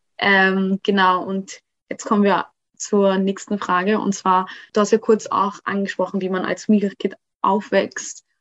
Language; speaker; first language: German; early bilingual, other home language; Somali